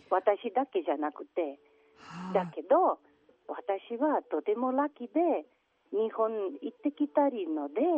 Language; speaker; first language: Japanese; non-native, learner; Catalan